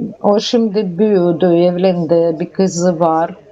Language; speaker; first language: Turkish; non-native, learner; Russian